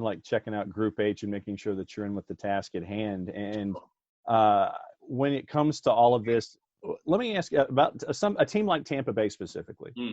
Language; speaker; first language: English; native; English